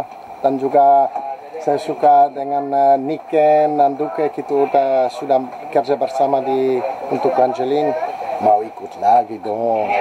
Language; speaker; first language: Indonesian; non-native, fluent; Dutch